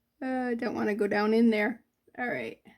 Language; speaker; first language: English; native; English